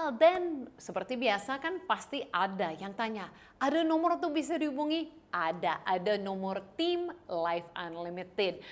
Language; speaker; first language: Indonesian; non-native, fluent; English